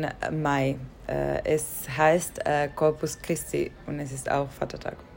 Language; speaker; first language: German; non-native, learner; Spanish